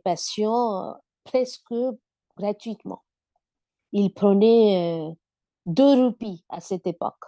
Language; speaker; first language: French; non-native, fluent; Bangla